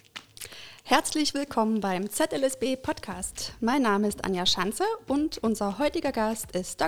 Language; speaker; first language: German; native; German